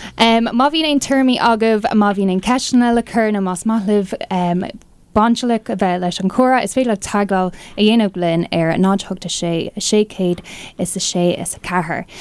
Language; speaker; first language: Irish; non-native, local second language; English